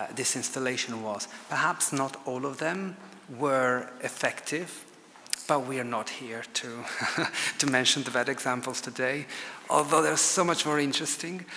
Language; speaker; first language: English; non-native, fluent; Italian